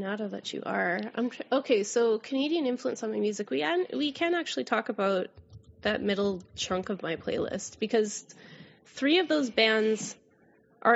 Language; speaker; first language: English; native; English